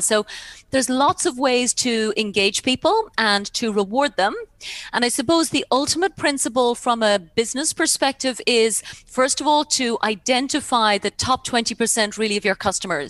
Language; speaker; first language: English; native; English